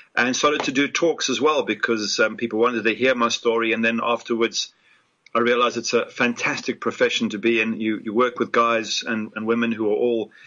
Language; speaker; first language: English; native; English